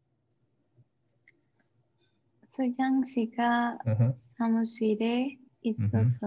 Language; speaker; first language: Korean; non-native, learner; Spanish